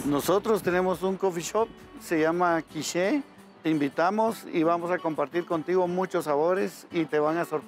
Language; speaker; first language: Spanish; native; Spanish